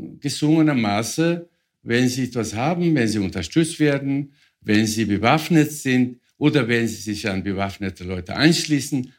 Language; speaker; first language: German; non-native, fluent; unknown